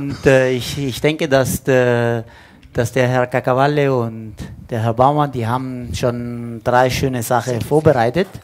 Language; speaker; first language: German; non-native, fluent; Italian